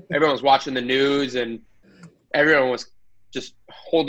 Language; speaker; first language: English; native; English